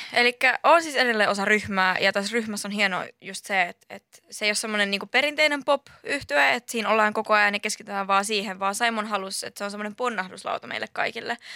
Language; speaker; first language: Finnish; early bilingual, other home language; Spanish